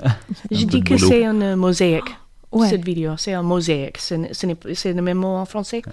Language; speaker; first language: French; non-native, learner; English